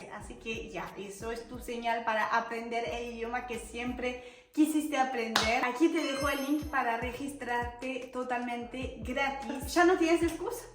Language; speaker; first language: Spanish; non-native, fluent; French